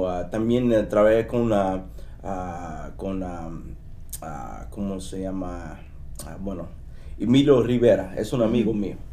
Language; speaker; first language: Spanish; early bilingual, heritage; Spanish